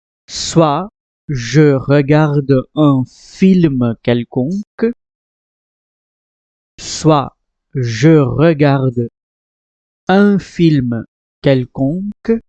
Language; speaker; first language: French; non-native, fluent; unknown